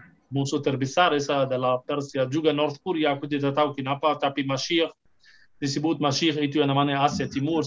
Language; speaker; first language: Indonesian; non-native, fluent; Arabic